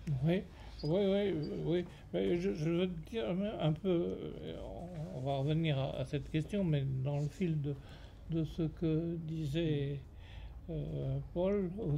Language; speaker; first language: French; native; French